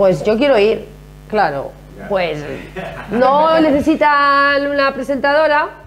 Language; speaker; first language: Spanish; native; Spanish